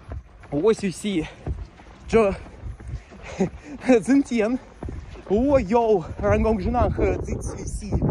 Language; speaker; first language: Chinese; non-native, learner; Russian